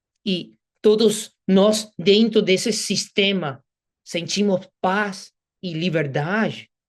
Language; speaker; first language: Portuguese; non-native, fluent; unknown